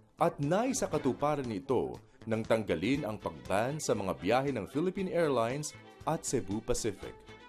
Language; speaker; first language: Filipino; native; Filipino